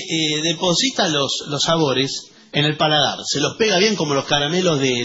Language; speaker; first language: Spanish; native; Spanish